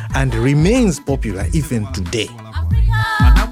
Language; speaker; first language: English; non-native, local second language; Nyanja